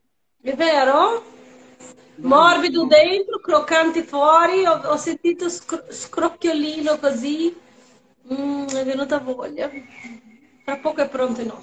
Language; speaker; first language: Italian; non-native, fluent; Portuguese